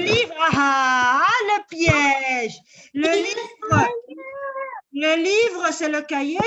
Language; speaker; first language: French; non-native, local second language; Arabic